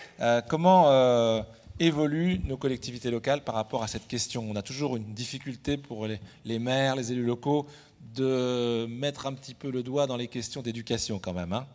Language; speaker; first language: French; native; French